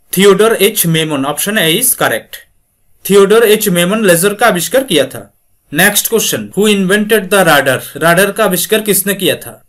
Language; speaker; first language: Hindi; non-native, local second language; Bangla